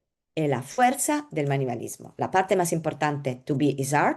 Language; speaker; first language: Spanish; non-native, learner; Italian